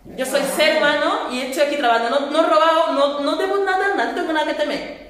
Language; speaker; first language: Spanish; non-native, fluent; Portuguese